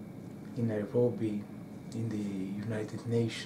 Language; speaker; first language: English; non-native, fluent; Hebrew